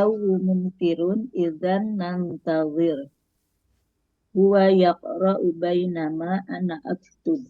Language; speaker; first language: Arabic; non-native, learner; Indonesian